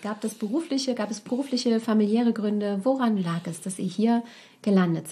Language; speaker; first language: German; native; German